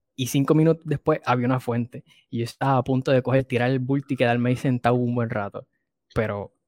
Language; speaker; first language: Spanish; native; Spanish